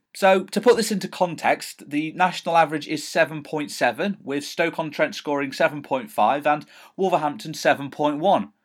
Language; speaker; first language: English; native; English